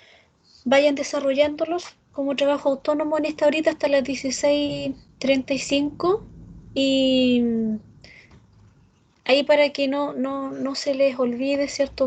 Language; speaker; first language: Spanish; native; Spanish